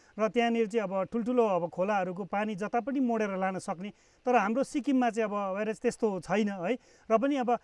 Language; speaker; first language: Nepali; native; Nepali